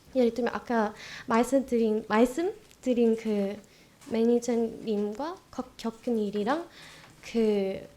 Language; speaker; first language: Korean; non-native, fluent; Vietnamese